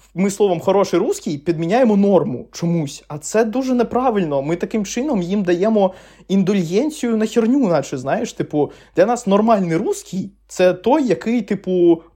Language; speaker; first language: Ukrainian; non-native, local second language; Russian